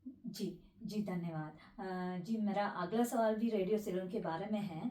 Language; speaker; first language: Hindi; non-native, fluent; Sinhala